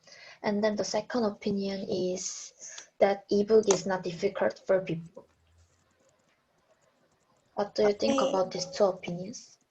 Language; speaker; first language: English; non-native, learner; Korean